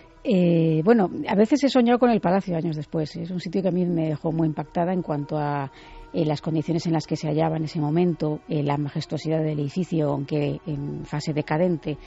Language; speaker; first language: Spanish; native; Spanish